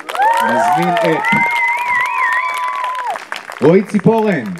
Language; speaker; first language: Hebrew; native; Hebrew